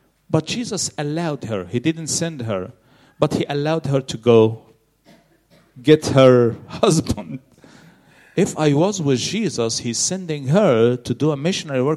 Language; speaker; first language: English; non-native, fluent; Arabic